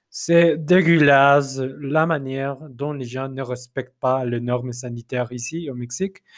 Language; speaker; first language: French; non-native, fluent; Spanish